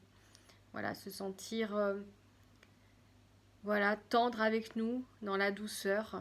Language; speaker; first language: French; native; French